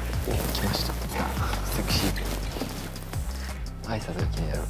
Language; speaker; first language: Japanese; native; Japanese